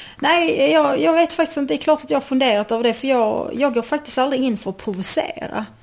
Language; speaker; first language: Swedish; native; Swedish